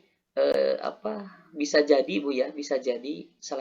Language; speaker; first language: Indonesian; native; Indonesian